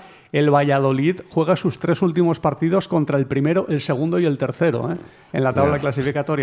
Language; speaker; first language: Spanish; native; Spanish